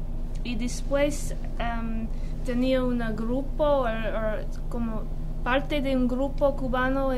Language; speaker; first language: Spanish; non-native, learner; English